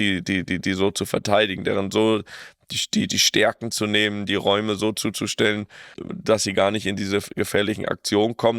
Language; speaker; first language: German; native; German